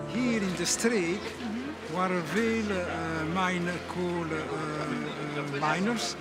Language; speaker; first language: Dutch; non-native, local second language; French